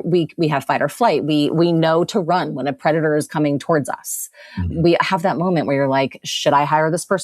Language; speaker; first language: English; native; English